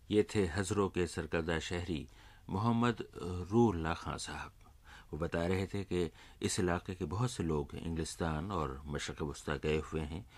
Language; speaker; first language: Urdu; native; Urdu